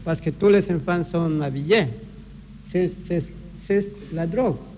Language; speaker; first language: French; non-native, learner; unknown